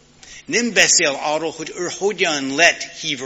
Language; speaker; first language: Hungarian; non-native, learner; English